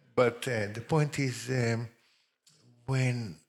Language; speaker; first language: English; non-native, fluent; Hebrew